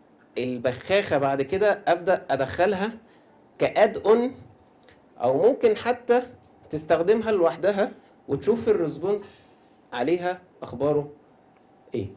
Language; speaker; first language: Arabic; native; Arabic